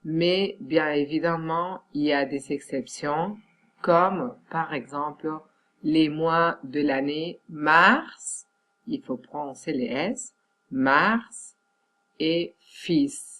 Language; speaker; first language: French; non-native, fluent; Catalan